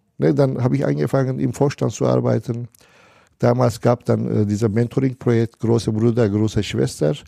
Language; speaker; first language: German; non-native, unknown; Turkish